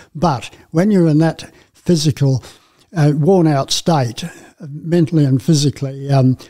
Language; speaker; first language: English; native; English